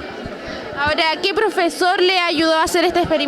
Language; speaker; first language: Spanish; native; Spanish